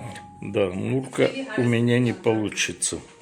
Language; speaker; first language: Russian; non-native, local second language; Armenian